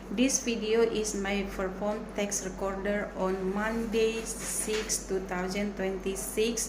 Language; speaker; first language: English; non-native, learner; Indonesian